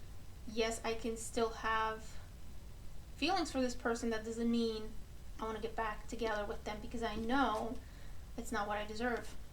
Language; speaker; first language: English; native; English